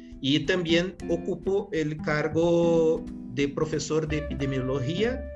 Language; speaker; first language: Spanish; non-native, learner; Portuguese